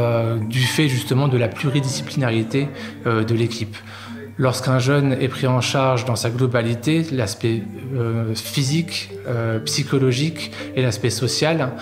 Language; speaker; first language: French; native; French